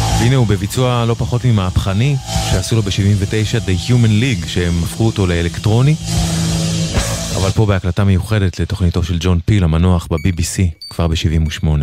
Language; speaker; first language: Hebrew; native; Hebrew